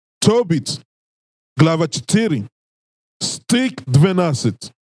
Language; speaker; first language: Russian; non-native, learner; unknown